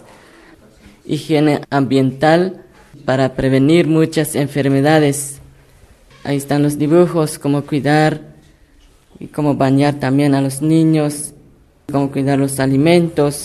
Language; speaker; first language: Spanish; non-native, local second language; Tzotzil